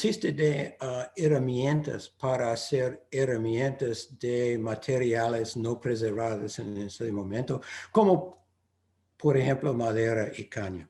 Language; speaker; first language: Spanish; non-native, fluent; English